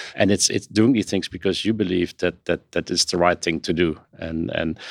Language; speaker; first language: English; non-native, fluent; Dutch